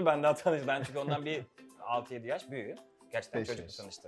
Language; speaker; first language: Turkish; native; Turkish